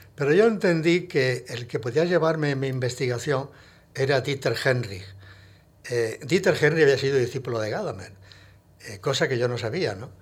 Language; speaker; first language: Spanish; native; Spanish